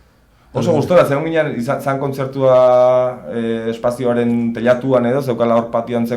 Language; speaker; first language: Basque; native; Basque